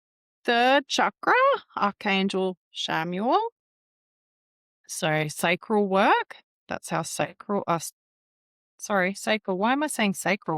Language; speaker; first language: English; native; English